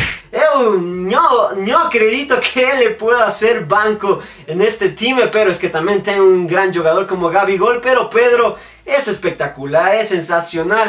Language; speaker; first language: Spanish; non-native, learner; Portuguese